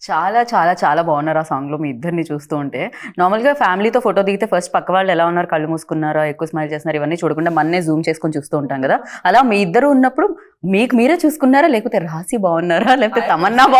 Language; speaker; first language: Telugu; native; Telugu